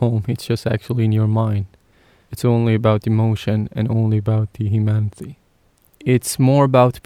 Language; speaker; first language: English; non-native, fluent; Persian